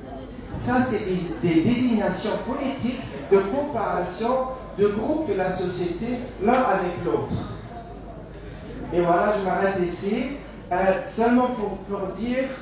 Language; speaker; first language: French; non-native, fluent; German